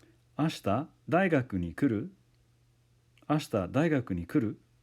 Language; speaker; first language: Japanese; non-native, fluent; English